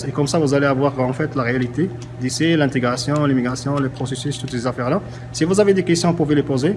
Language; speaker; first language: French; non-native, local second language; Arabic